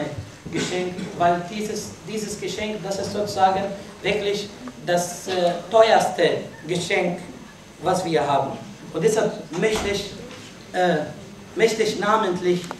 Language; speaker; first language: German; non-native, fluent; Arabic